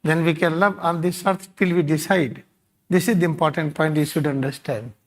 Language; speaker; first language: English; non-native, local second language; Hindi